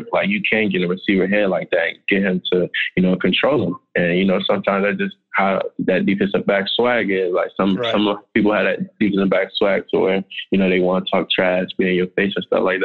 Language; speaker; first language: English; native; English